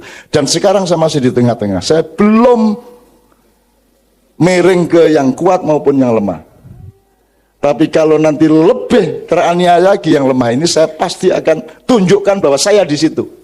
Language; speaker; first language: Indonesian; native; Indonesian